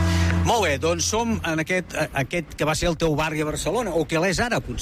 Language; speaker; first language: Catalan; native; Catalan